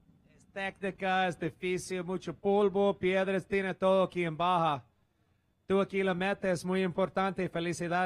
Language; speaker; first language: Spanish; non-native, learner; English